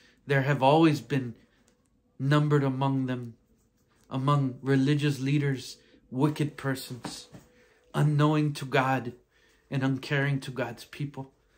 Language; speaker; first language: English; native; English